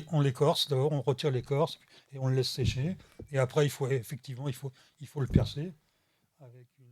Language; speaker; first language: French; native; French